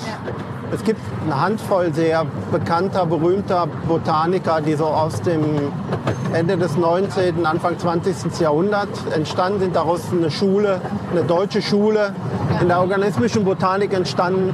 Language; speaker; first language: German; native; German